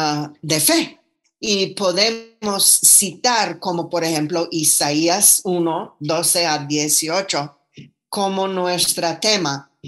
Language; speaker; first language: Spanish; non-native, fluent; English